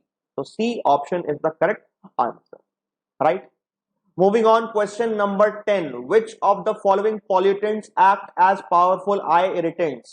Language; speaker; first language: English; non-native, local second language; Hindi